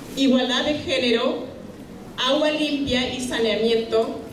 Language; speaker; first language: Spanish; non-native, fluent; German